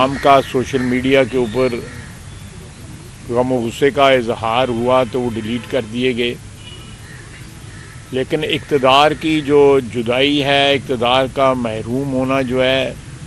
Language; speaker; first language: Urdu; non-native, local second language; Punjabi